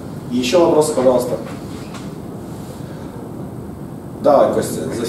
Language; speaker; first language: Russian; native; Russian